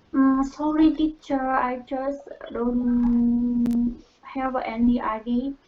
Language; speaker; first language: English; non-native, learner; Vietnamese